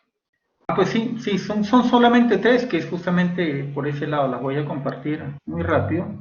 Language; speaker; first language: Spanish; native; Spanish